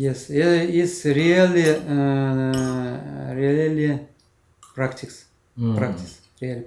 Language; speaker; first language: English; non-native, learner; Russian